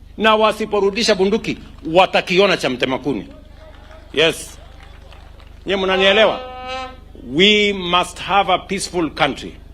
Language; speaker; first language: Swahili; non-native, local second language; Kalenjin